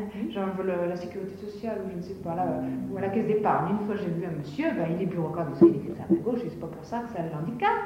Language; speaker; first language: French; native; French